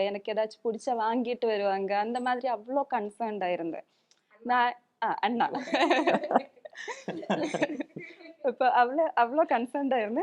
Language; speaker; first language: Tamil; non-native, local second language; Malayalam